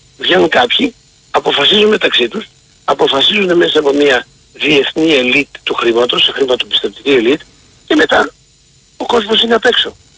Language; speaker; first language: Greek; native; Greek